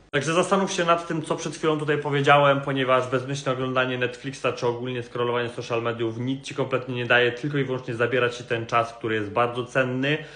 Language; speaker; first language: Polish; native; Polish